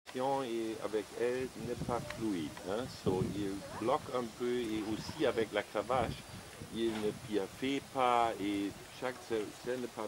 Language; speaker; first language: French; non-native, learner; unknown